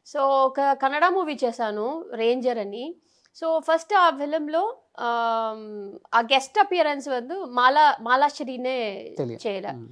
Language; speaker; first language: Telugu; non-native, fluent; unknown